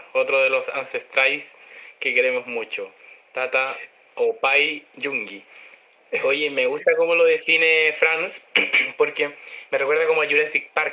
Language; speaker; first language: Spanish; native; Spanish